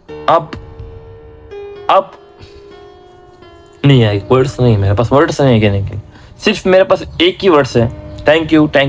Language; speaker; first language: Hindi; non-native, local second language; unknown